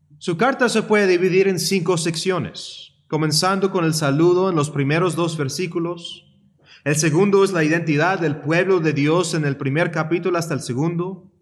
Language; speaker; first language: Spanish; early bilingual, heritage; Spanish